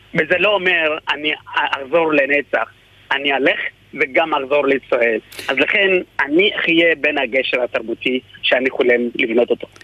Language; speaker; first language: Hebrew; non-native, fluent; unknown